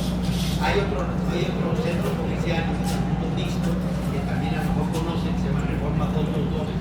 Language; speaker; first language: Spanish; native; Spanish